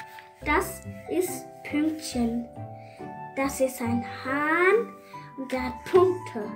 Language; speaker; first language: German; early bilingual, other home language; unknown